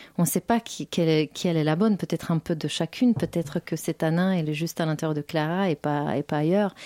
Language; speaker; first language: French; non-native, fluent; Romanian